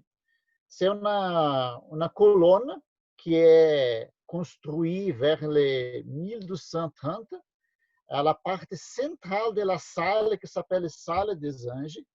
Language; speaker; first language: French; non-native, learner; Portuguese